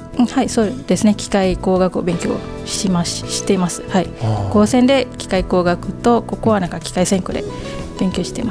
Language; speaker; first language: Japanese; non-native, fluent; Malay